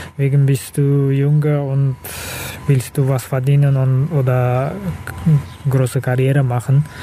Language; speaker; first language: German; non-native, learner; Kazakh